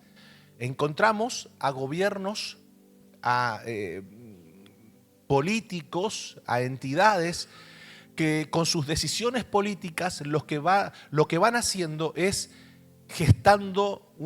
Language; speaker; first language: Spanish; native; Spanish